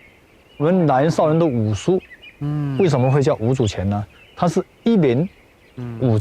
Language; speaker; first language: Chinese; native; Chinese